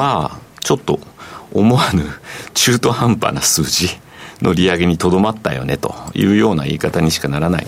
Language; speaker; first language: Japanese; native; Japanese